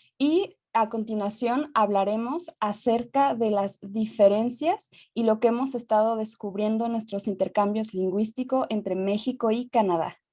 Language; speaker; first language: Spanish; native; Spanish